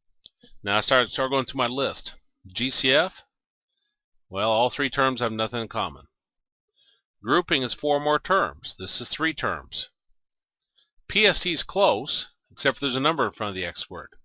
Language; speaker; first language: English; native; English